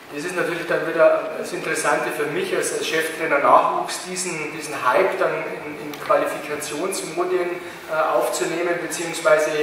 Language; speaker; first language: German; native; German